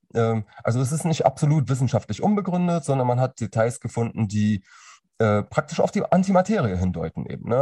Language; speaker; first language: German; native; German